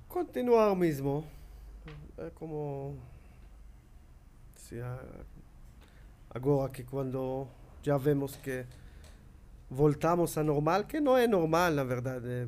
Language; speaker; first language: Portuguese; non-native, learner; Hebrew